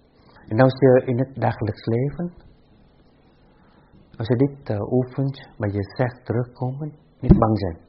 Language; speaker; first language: Dutch; non-native, fluent; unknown